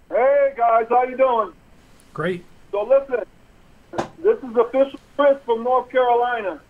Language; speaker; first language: English; native; English